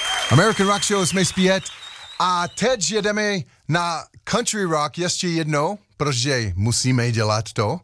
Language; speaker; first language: Czech; non-native, learner; English